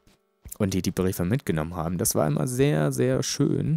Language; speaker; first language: German; native; German